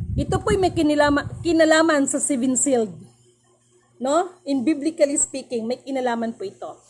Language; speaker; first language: Filipino; non-native, local second language; Cebuano